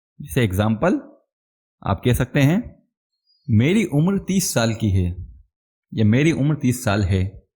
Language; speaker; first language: Hindi; native; Hindi